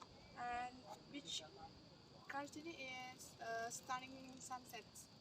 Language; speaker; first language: English; non-native, learner; Indonesian